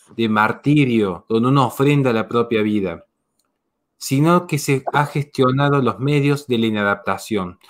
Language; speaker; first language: Spanish; native; Spanish